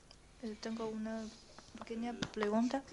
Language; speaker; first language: Spanish; non-native, learner; Chinese